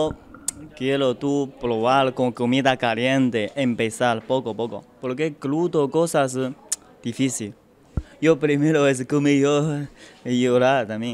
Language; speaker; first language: Spanish; non-native, learner; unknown